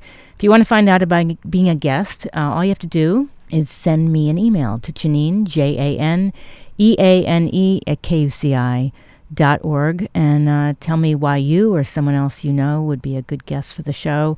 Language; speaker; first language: English; native; English